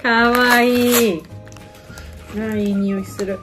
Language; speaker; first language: Japanese; non-native, fluent; Georgian